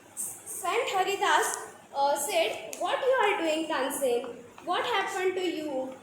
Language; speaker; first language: English; non-native, local second language; Marathi